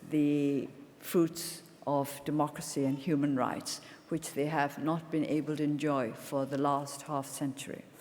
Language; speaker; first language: English; non-native, fluent; Burmese